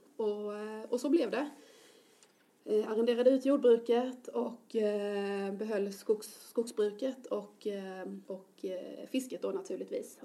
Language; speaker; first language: Swedish; native; Swedish